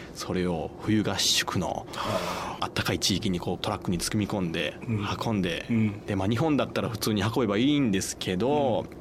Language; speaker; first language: Japanese; native; Japanese